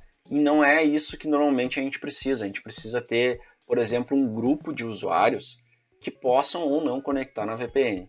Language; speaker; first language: Portuguese; native; Portuguese